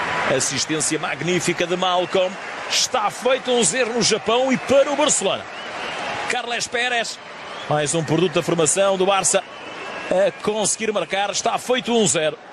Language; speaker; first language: Portuguese; native; Portuguese